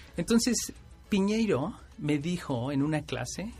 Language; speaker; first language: Spanish; native; Spanish